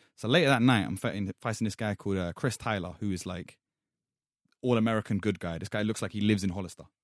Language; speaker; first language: English; native; English